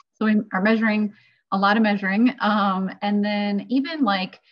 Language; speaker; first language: English; native; English